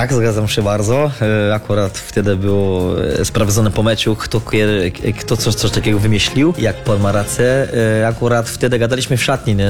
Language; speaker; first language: Polish; non-native, learner; Portuguese